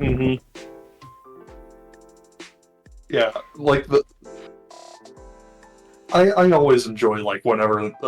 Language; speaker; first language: English; native; English